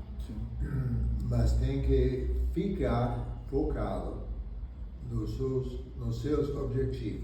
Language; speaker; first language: Portuguese; non-native, fluent; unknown